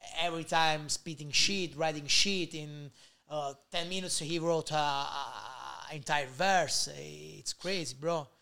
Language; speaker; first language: English; non-native, learner; Italian